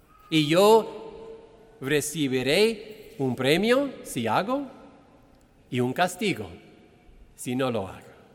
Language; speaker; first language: Spanish; non-native, fluent; English